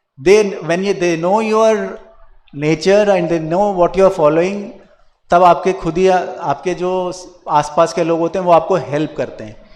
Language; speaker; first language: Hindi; non-native, local second language; Kannada